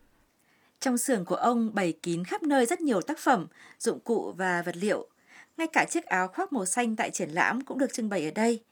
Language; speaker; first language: Vietnamese; native; Vietnamese